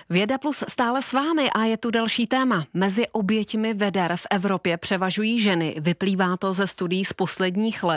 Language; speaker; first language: Czech; native; Czech